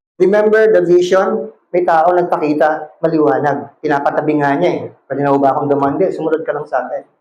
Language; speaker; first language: Filipino; non-native, local second language; Cebuano